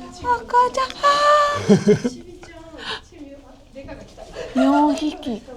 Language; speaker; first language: Japanese; non-native, learner; English